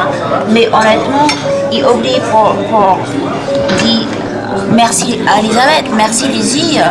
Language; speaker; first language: French; non-native, learner; English